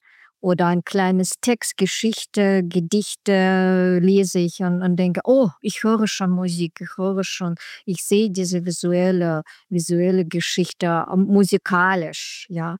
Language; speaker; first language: German; non-native, learner; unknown